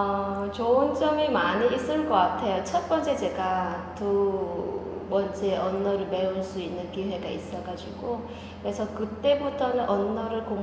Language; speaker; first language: Korean; non-native, fluent; Vietnamese